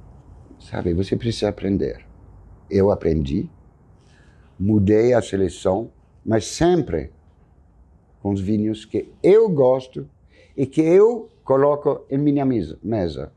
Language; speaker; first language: Portuguese; non-native, fluent; French